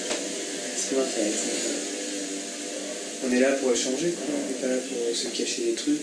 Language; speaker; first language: French; native; French